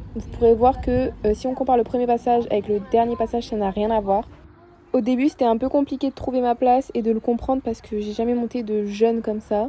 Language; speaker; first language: French; native; French